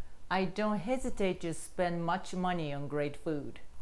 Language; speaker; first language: English; non-native, fluent; Japanese